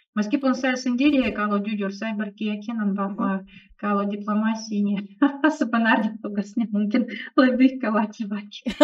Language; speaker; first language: Indonesian; non-native, fluent; Russian